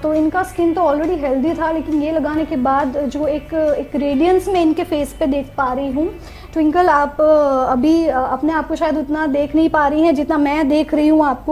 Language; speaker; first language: Hindi; native; Hindi